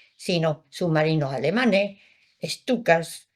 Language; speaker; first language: Spanish; early bilingual, other home language; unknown